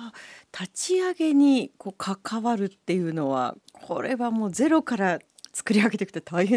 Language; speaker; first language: Japanese; native; Japanese